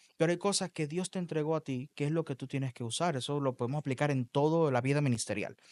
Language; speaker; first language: Spanish; native; Spanish